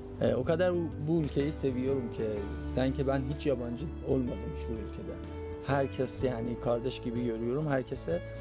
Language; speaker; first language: Turkish; non-native, fluent; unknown